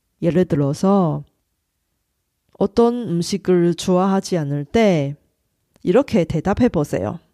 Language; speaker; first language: Korean; non-native, fluent; Chinese